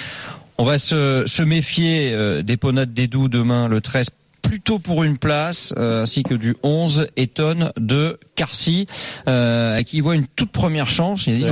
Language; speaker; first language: French; native; French